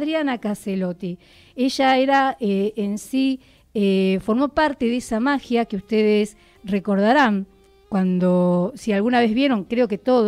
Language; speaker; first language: Spanish; native; Spanish